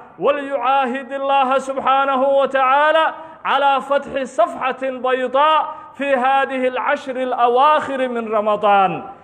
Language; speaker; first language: Arabic; non-native, local second language; Somali